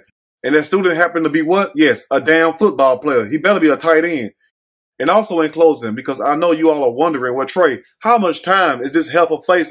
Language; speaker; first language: English; native; English